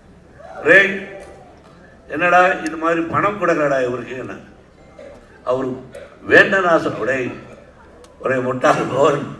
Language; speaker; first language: Tamil; non-native, learner; Telugu